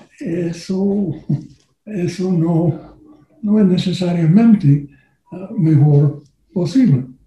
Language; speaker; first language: Spanish; non-native, learner; English